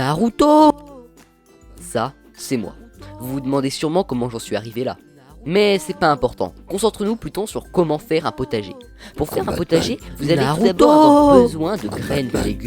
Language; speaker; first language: French; native; French